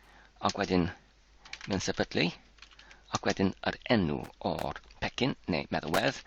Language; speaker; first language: Welsh; non-native, learner; English